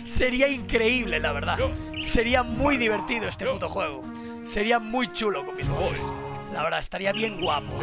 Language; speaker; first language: Spanish; native; Spanish